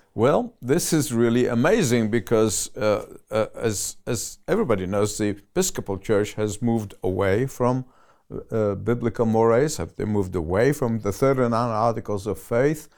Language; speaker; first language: English; non-native, fluent; Arabic